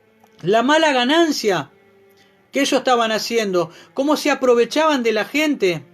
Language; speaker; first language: Spanish; native; Spanish